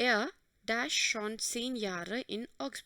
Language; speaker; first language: German; non-native, fluent; Hindi